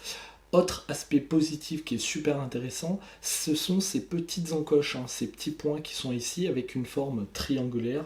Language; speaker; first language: French; native; French